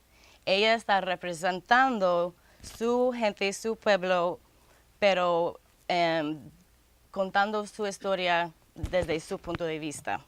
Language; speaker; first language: Spanish; non-native, fluent; English